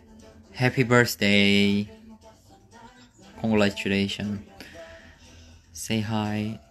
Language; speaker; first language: English; non-native, learner; Korean